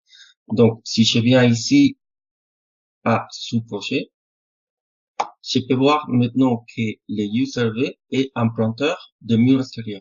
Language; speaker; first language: French; non-native, fluent; Spanish